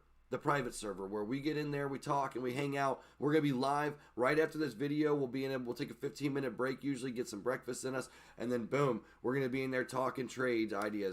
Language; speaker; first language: English; native; English